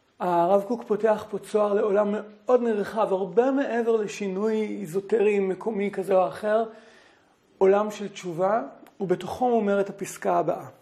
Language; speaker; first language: Hebrew; native; Hebrew